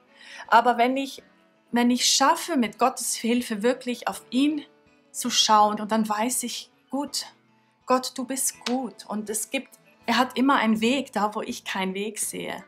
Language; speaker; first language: German; non-native, fluent; Norwegian